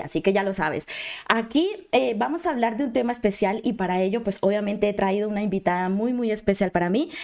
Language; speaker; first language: Spanish; native; Spanish